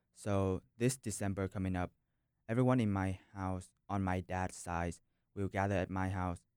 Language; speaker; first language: English; non-native, fluent; Vietnamese